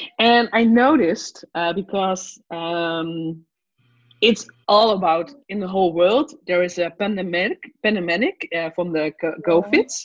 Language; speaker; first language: English; non-native, fluent; Dutch